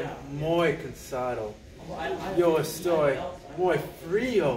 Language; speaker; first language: Spanish; non-native, learner; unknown